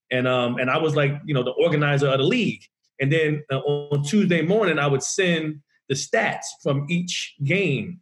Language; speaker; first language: English; native; English